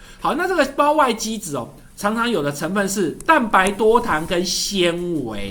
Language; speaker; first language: Chinese; native; Chinese